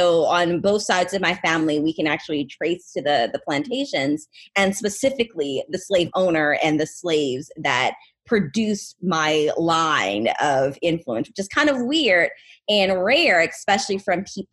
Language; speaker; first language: English; native; English